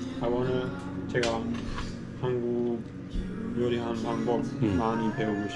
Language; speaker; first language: Korean; non-native, learner; German